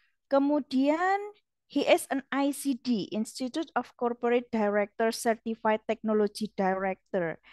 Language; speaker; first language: English; non-native, fluent; Indonesian